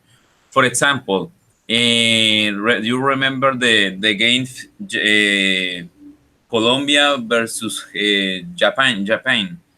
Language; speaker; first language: English; non-native, learner; Spanish